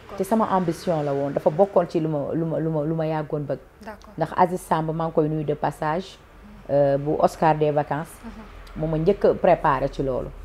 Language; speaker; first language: Wolof; non-native, local second language; Fula